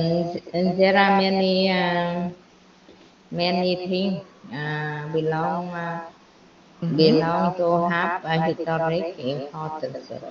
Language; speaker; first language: English; non-native, learner; Vietnamese